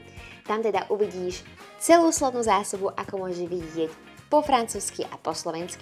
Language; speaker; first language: Slovak; native; Slovak